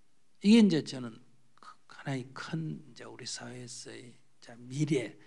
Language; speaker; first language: Korean; native; Korean